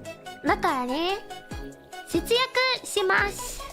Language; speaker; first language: Japanese; non-native, learner; English